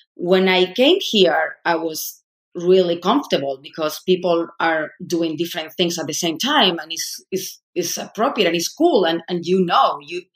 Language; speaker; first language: English; non-native, fluent; Spanish